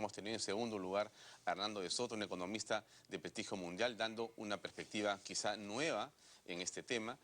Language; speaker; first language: Spanish; native; Spanish